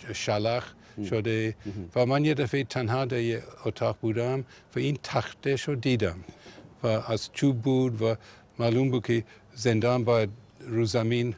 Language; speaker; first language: Persian; non-native, fluent; English